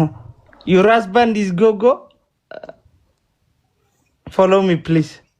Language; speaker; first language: English; non-native, learner; Oromo